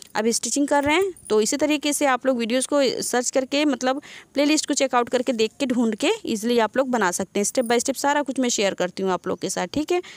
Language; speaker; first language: Hindi; native; Hindi